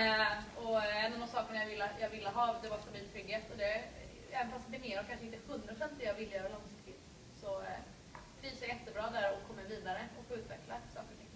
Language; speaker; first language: Swedish; native; Swedish